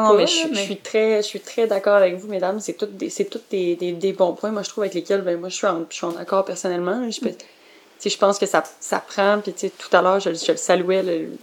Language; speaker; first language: French; native; French